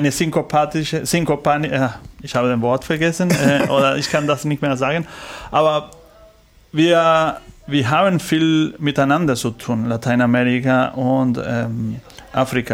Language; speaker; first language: German; non-native, learner; Spanish